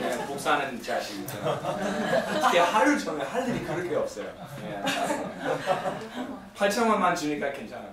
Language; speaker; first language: Korean; non-native, fluent; English